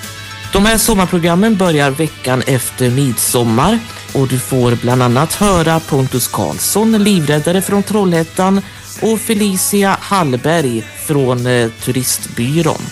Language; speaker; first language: Swedish; native; Swedish